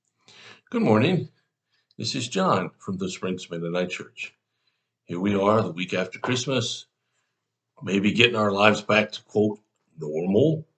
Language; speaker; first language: English; native; English